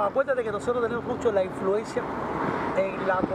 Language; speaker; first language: Spanish; native; Spanish